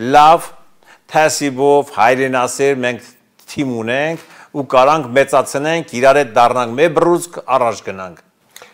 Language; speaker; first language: Armenian; native; Armenian